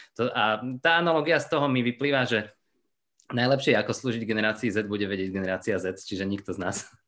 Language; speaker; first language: Slovak; native; Slovak